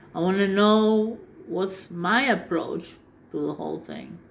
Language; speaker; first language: English; non-native, fluent; Spanish